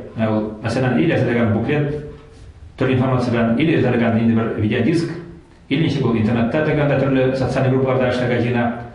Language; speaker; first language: Tatar; native; Tatar